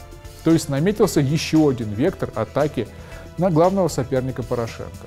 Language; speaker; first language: Russian; native; Russian